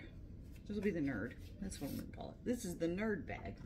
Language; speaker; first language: English; native; English